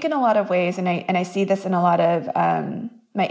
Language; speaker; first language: English; early bilingual, other home language; Korean